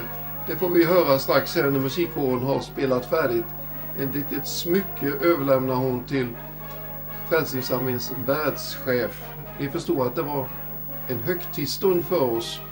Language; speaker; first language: Swedish; native; Swedish